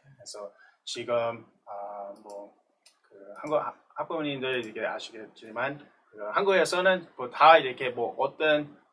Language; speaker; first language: Korean; native; Korean